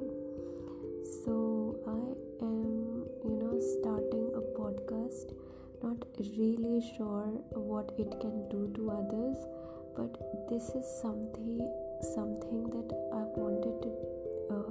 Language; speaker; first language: English; non-native, local second language; Hindi